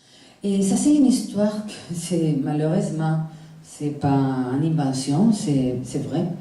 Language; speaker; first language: French; non-native, fluent; Spanish